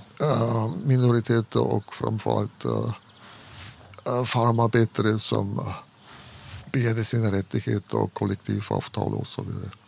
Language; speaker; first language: Swedish; non-native, fluent; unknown